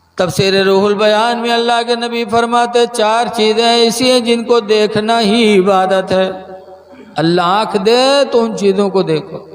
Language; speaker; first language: Urdu; native; Urdu